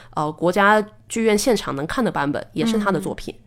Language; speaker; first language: Chinese; native; Chinese